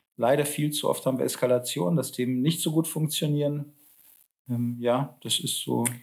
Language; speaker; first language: German; early bilingual, other home language; Polish